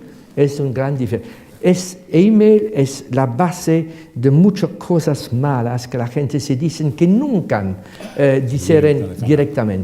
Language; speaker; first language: Spanish; non-native, fluent; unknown